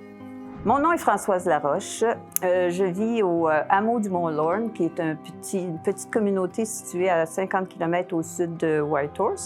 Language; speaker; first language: French; native; French